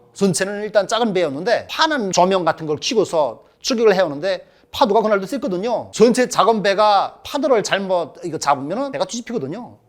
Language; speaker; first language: Korean; native; Korean